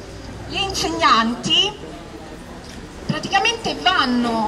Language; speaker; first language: Italian; native; Italian